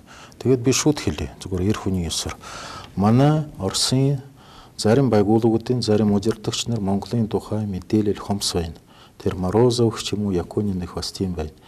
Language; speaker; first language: Mongolian; non-native, fluent; Russian